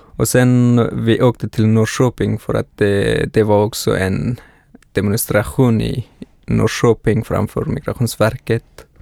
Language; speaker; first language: Swedish; non-native, fluent; Persian